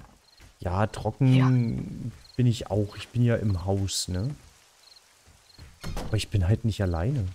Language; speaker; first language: German; native; German